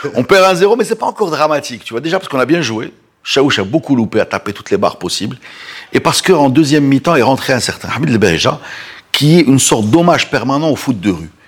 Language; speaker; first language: French; non-native, local second language; Arabic